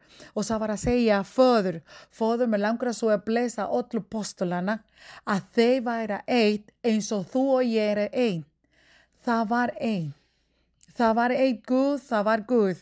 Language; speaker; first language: Icelandic; non-native, learner; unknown